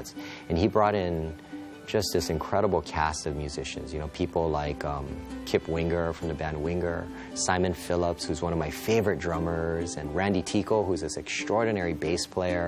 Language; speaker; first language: English; native; English